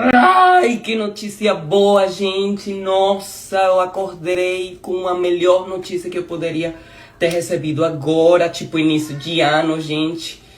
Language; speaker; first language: Portuguese; non-native, fluent; Spanish